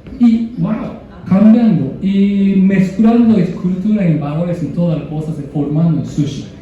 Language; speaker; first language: Spanish; non-native, learner; Japanese